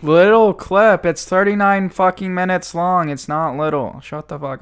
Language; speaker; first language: English; native; English